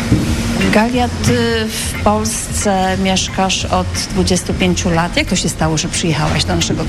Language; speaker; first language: Polish; native; Polish